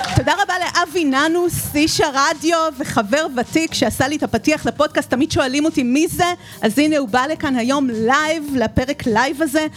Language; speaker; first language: Hebrew; native; Hebrew